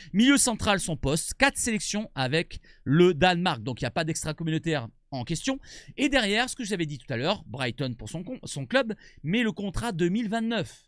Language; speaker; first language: French; native; French